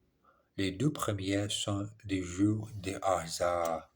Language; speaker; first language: French; non-native, learner; English